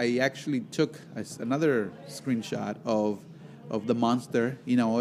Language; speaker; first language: English; non-native, fluent; Spanish